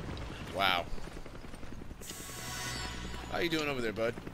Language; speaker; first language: English; native; English